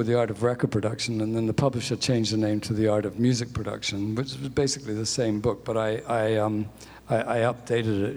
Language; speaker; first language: English; native; English